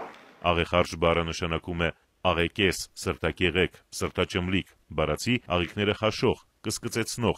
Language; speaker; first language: Armenian; native; Armenian